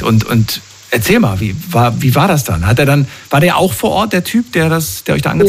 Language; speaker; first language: German; native; German